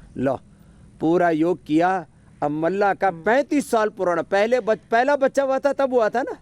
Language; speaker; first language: Hindi; native; Hindi